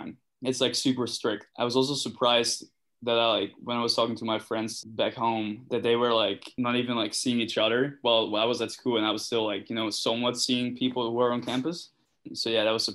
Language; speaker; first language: English; non-native, fluent; Dutch